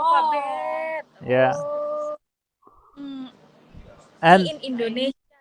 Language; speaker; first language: English; non-native, learner; Indonesian